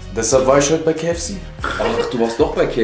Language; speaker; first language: German; native; German